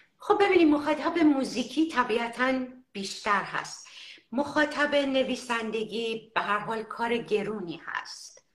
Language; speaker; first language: Persian; native; Persian